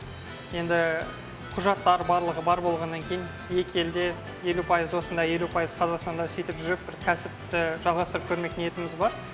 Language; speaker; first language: Kazakh; native; Kazakh